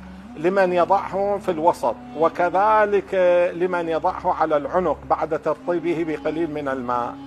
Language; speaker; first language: Arabic; native; Arabic